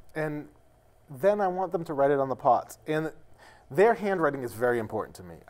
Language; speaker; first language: English; native; English